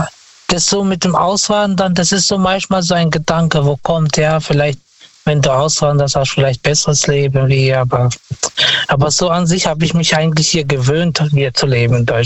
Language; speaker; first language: German; non-native, fluent; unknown